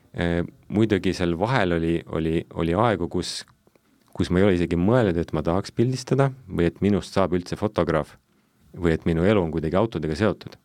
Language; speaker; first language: Estonian; non-native, local second language; Russian